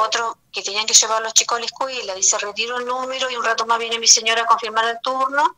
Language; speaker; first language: Spanish; native; Spanish